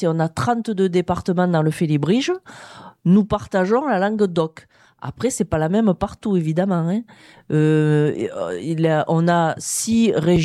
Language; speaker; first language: French; native; French